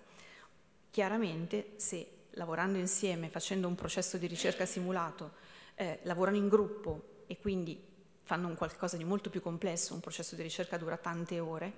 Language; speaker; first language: Italian; native; Italian